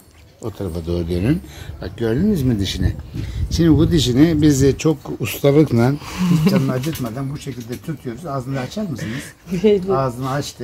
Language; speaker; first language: Turkish; native; Turkish